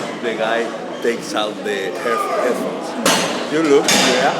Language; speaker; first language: English; non-native, learner; Spanish